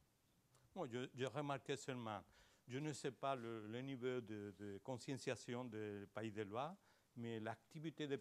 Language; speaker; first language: French; non-native, learner; Spanish